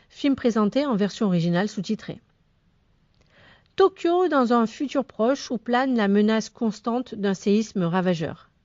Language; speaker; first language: French; native; French